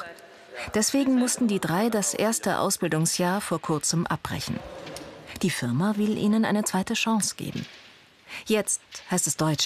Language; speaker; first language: German; native; German